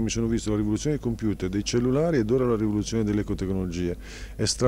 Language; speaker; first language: Italian; native; Italian